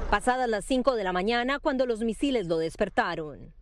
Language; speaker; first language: Spanish; native; Spanish